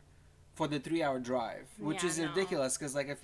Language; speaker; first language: English; non-native, fluent; Lithuanian